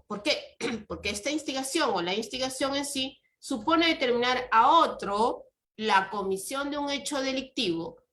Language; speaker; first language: Spanish; native; Spanish